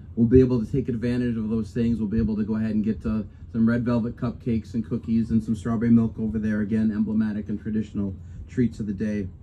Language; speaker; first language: English; native; English